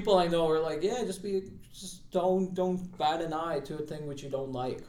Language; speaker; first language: English; non-native, local second language; Marathi